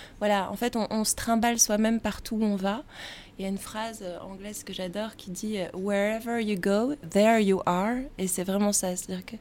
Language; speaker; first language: French; native; French